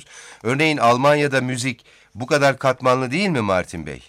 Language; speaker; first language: Turkish; native; Turkish